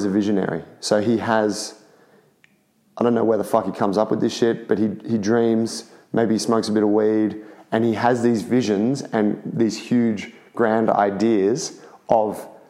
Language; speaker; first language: English; native; English